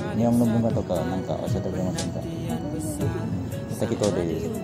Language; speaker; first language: Japanese; non-native, fluent; Indonesian